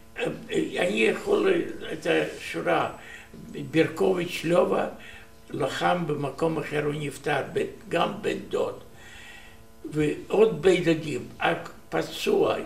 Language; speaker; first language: Hebrew; non-native, learner; Romanian